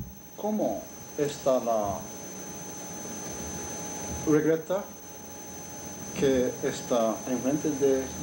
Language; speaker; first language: Spanish; non-native, learner; Japanese